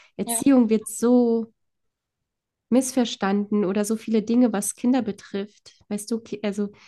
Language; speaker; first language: German; early bilingual, other home language; Polish